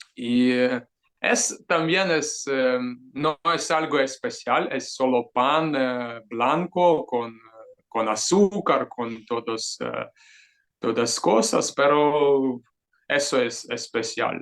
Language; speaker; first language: Spanish; non-native, fluent; Ukrainian